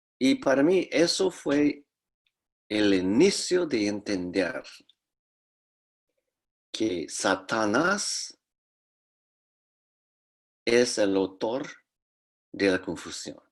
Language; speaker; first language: Spanish; non-native, fluent; English